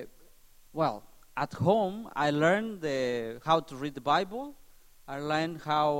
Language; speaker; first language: English; non-native, learner; Spanish